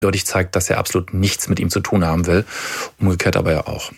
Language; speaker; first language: German; native; German